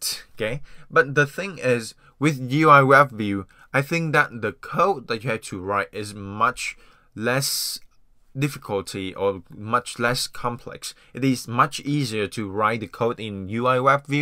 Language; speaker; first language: English; non-native, fluent; Vietnamese